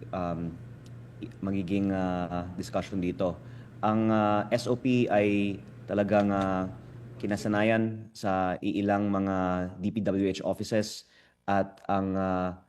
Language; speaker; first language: Filipino; native; Filipino